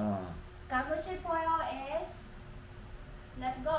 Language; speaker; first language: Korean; non-native, learner; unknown